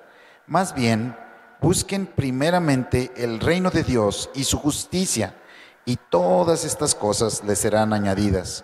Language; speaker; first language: Spanish; native; Spanish